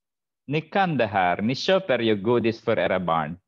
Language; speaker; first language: Swedish; non-native, fluent; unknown